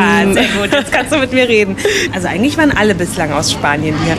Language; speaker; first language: German; native; German